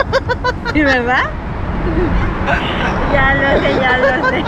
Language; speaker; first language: Spanish; native; Spanish